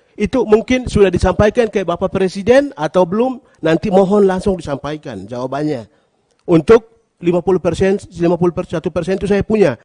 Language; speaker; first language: Indonesian; native; Indonesian